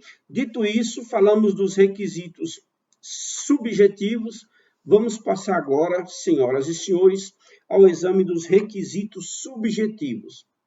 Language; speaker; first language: Portuguese; native; Portuguese